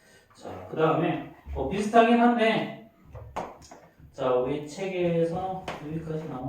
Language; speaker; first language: Korean; native; Korean